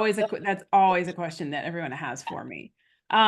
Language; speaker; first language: English; native; English